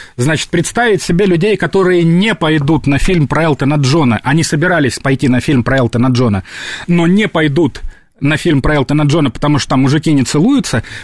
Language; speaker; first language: Russian; native; Russian